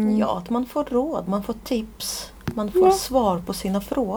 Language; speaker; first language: Swedish; non-native, fluent; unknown